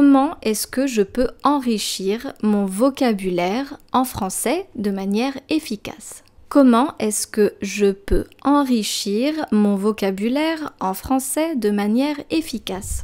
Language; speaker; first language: French; native; French